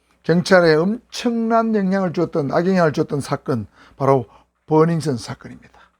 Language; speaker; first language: Korean; native; Korean